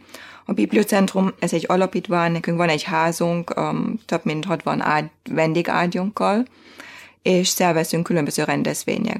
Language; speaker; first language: Hungarian; non-native, fluent; German